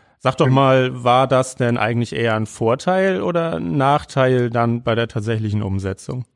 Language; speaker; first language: German; native; German